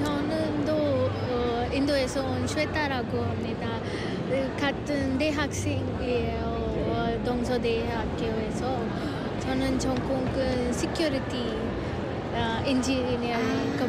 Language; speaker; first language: Korean; non-native, learner; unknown